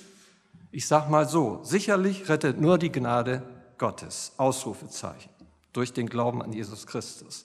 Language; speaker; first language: German; native; German